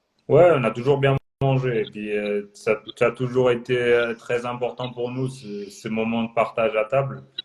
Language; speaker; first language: French; non-native, fluent; Portuguese